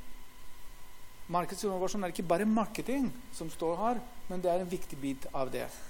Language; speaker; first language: Norwegian; non-native, fluent; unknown